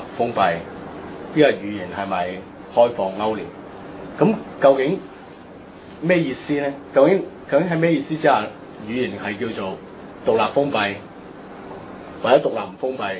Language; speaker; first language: Chinese; non-native, local second language; Cantonese